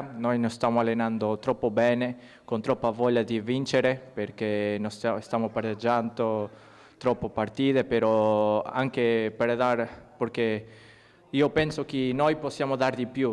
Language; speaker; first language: Italian; non-native, learner; Portuguese